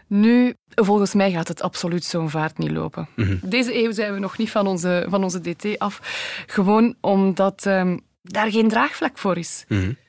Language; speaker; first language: Dutch; native; Dutch